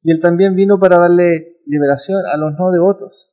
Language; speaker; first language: Spanish; native; Spanish